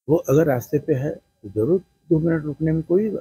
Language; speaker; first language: Hindi; non-native, local second language; Marathi